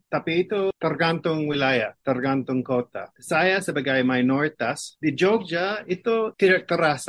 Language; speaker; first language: Indonesian; non-native, fluent; English